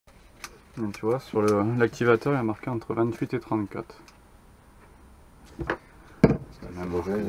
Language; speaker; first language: French; native; French